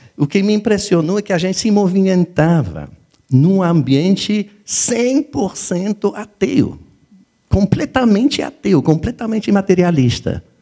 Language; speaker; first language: Portuguese; non-native, fluent; French